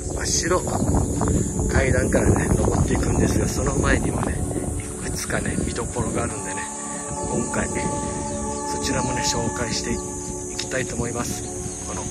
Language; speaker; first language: Japanese; native; Japanese